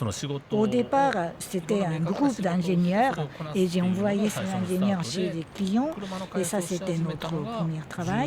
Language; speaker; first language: French; non-native, fluent; Japanese